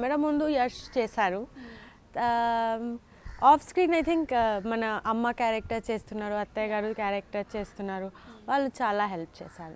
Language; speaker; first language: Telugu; non-native, learner; Bangla